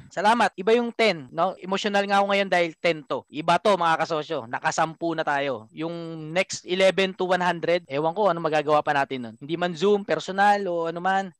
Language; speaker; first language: Filipino; native; Filipino